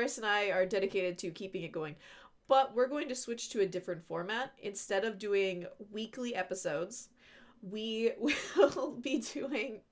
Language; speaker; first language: English; native; English